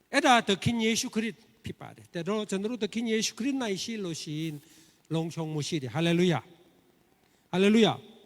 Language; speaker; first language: Burmese; non-native, learner; Korean